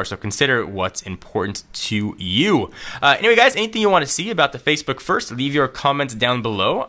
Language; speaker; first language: English; native; English